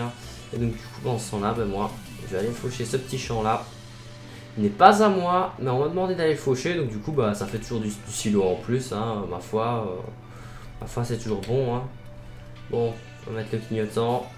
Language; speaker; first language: French; native; French